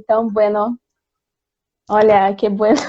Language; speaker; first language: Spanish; non-native, learner; Portuguese